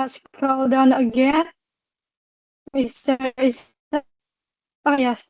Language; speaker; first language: English; non-native, local second language; Indonesian